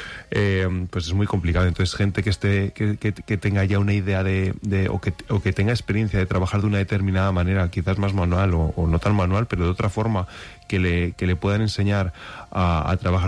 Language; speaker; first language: Spanish; native; Spanish